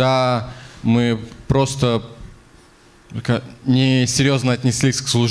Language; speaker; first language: Russian; native; Russian